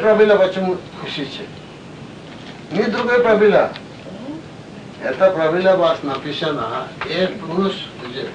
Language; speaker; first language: Russian; non-native, learner; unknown